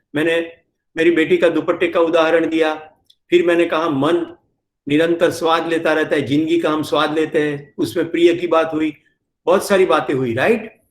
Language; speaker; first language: Hindi; non-native, local second language; Gujarati